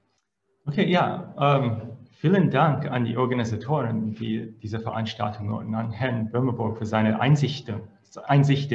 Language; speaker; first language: German; non-native, fluent; English